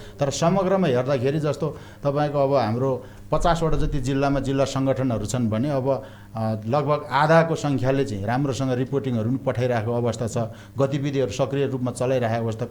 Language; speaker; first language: Nepali; non-native, local second language; Eastern Tamang